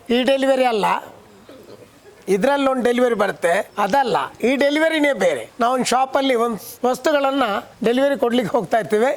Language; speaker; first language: Kannada; non-native, local second language; Tulu